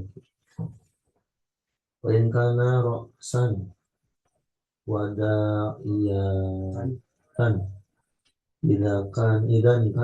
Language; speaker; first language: Arabic; non-native, learner; Indonesian